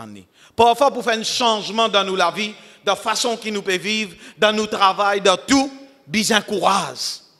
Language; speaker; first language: French; non-native, local second language; Morisyen